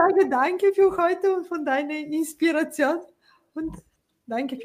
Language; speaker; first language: German; non-native, fluent; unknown